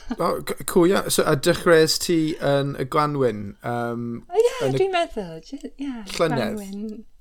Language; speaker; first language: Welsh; non-native, local second language; English